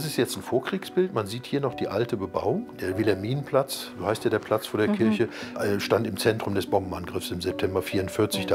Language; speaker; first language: German; native; German